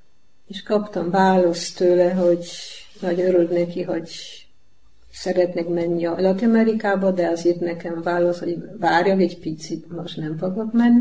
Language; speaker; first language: Hungarian; non-native, learner; Polish